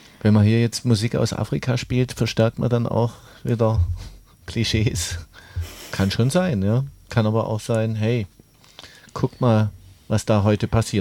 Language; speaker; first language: German; native; German